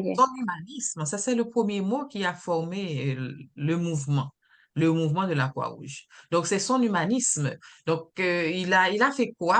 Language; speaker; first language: French; native; French